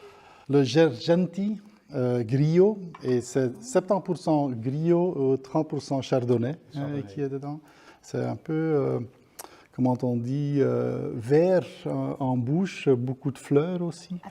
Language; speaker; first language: French; non-native, local second language; Dutch